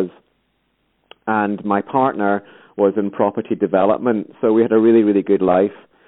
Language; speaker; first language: English; native; English